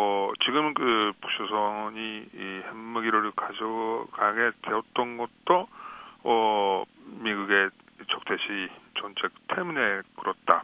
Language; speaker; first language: Korean; non-native, fluent; Japanese